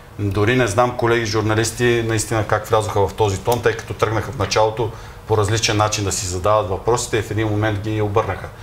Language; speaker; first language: Bulgarian; native; Bulgarian